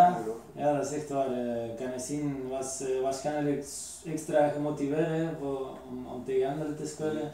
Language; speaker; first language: Dutch; non-native, fluent; Spanish